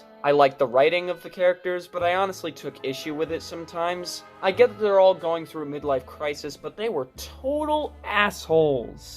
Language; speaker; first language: English; native; English